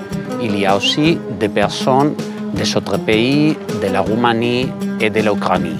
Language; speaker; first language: French; non-native, fluent; Spanish